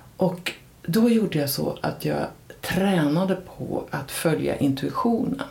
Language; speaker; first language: Swedish; native; Swedish